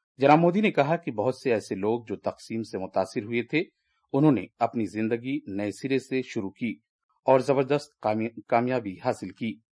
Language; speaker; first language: Urdu; native; Urdu